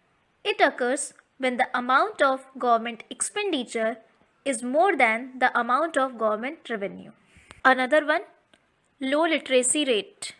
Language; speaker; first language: English; non-native, local second language; Hindi